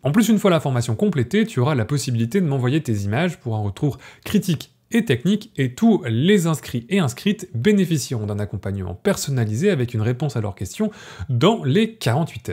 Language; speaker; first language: French; native; French